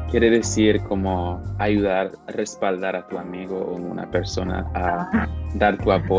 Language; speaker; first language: Spanish; non-native, fluent; English